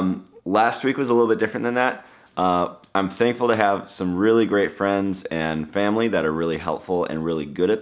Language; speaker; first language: English; native; English